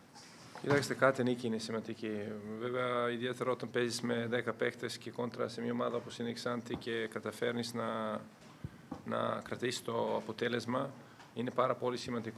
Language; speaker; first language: Greek; non-native, fluent; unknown